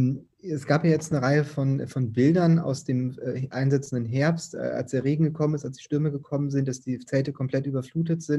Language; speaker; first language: German; native; German